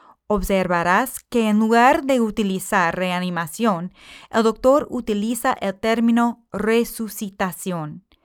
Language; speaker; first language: Spanish; non-native, fluent; English